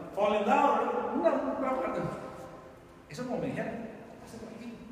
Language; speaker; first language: Spanish; native; Spanish